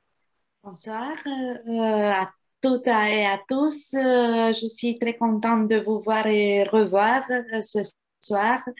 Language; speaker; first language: French; non-native, fluent; Romanian